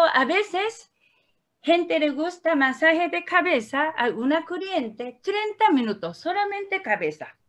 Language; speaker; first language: Spanish; non-native, learner; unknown